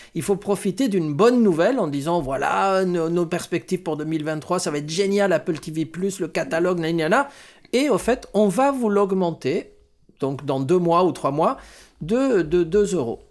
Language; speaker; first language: French; non-native, fluent; Spanish